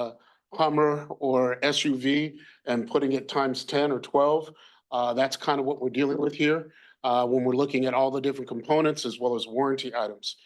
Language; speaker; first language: English; native; English